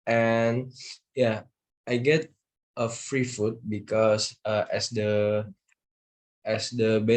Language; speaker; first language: English; non-native, learner; Indonesian